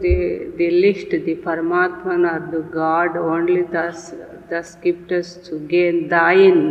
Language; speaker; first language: German; non-native, learner; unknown